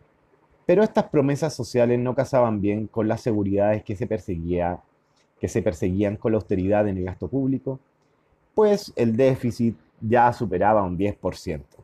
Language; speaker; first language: Spanish; native; Spanish